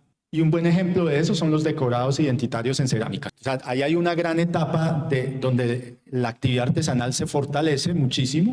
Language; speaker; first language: Spanish; native; Spanish